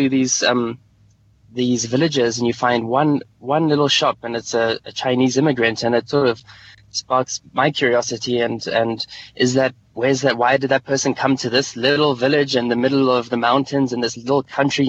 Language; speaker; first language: English; native; English